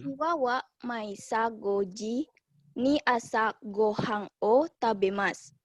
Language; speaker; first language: Japanese; non-native, learner; Indonesian